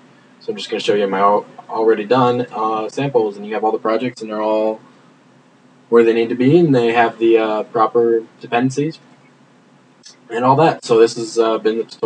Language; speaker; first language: English; native; English